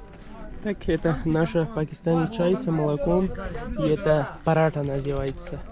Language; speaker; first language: Russian; non-native, learner; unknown